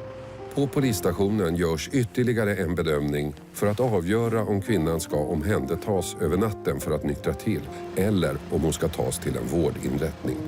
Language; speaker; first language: Swedish; native; Swedish